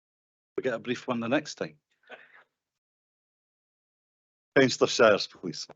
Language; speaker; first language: English; native; English